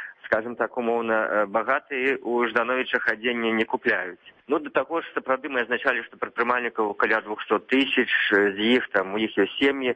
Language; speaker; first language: Belarusian; native; Belarusian